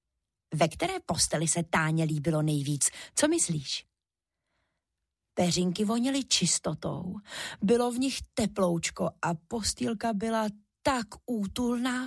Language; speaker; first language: Czech; native; Czech